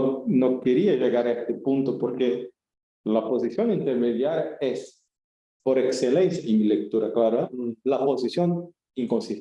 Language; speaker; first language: Spanish; non-native, fluent; Portuguese